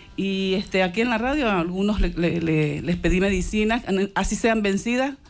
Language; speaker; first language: Spanish; native; Spanish